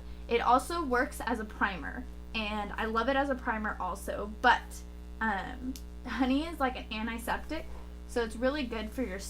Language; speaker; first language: English; native; English